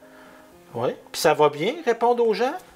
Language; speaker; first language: French; native; French